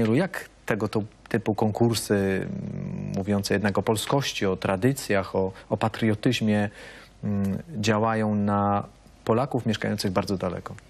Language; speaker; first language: Polish; native; Polish